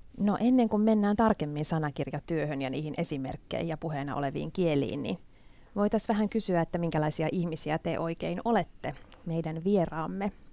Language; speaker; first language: Finnish; native; Finnish